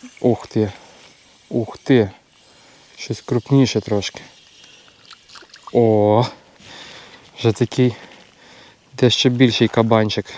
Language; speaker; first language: Ukrainian; native; Ukrainian